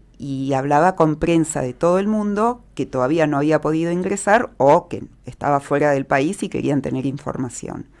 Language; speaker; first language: Spanish; early bilingual, other home language; Hebrew